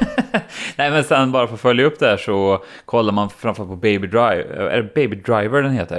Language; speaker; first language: Swedish; native; Swedish